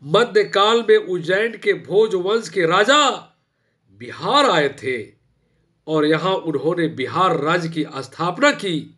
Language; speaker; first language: Hindi; non-native, local second language; Bhojpuri